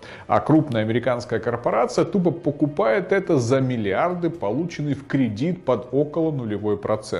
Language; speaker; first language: Russian; native; Russian